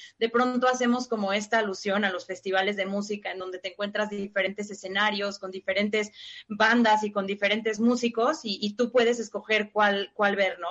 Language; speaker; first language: Spanish; native; Spanish